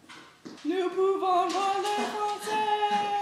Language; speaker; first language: French; non-native, learner; English